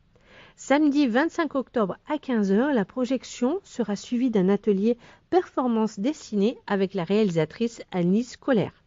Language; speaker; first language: French; native; French